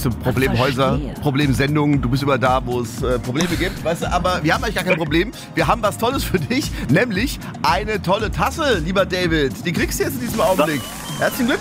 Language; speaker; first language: German; native; German